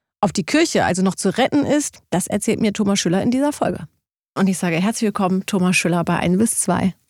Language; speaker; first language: German; early bilingual, other home language; Arabic